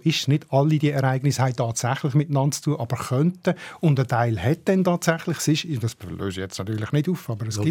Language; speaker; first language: German; native; German